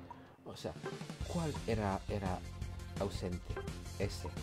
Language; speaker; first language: Spanish; non-native, learner; French